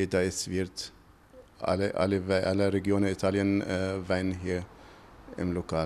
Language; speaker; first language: German; non-native, fluent; Italian